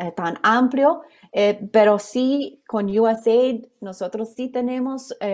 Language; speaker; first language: Spanish; non-native, fluent; English